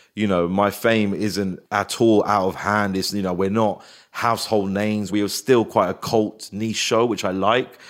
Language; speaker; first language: English; native; English